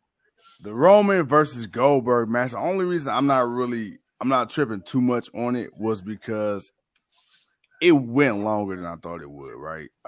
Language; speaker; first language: English; native; English